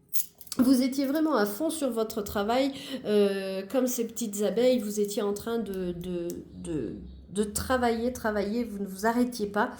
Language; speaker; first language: French; native; French